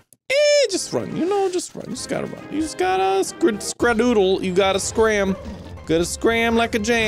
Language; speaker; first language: English; native; English